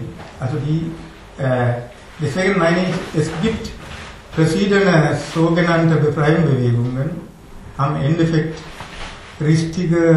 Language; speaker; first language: German; non-native, learner; Tamil